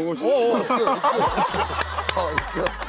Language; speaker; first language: English; non-native, learner; Korean